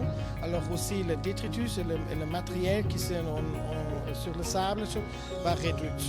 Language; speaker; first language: French; non-native, learner; German